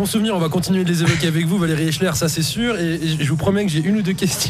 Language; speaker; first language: French; native; French